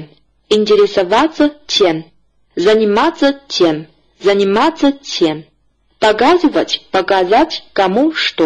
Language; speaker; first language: Russian; non-native, fluent; Chinese